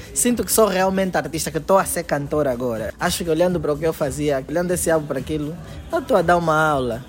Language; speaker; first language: Portuguese; native; Portuguese